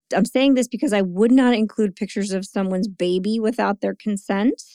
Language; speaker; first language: English; native; English